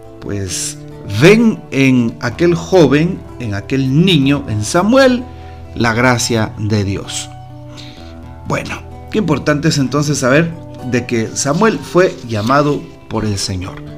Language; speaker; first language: Spanish; native; Spanish